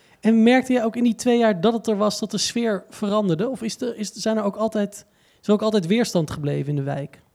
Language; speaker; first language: Dutch; native; Dutch